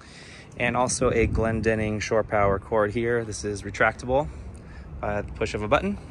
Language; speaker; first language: English; native; English